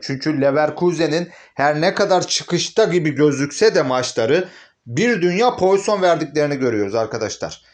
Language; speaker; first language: Turkish; native; Turkish